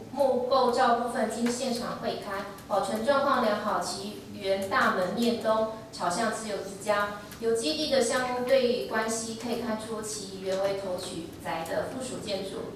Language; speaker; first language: Chinese; native; Chinese